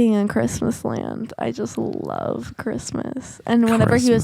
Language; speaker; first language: English; native; English